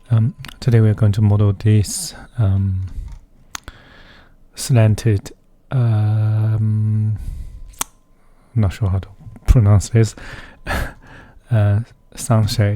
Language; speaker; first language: English; non-native, fluent; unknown